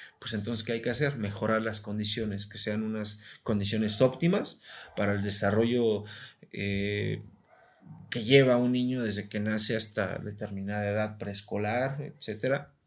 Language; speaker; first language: Spanish; native; Spanish